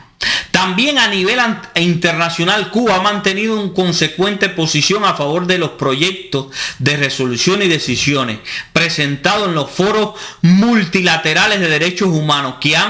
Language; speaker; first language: Spanish; native; Spanish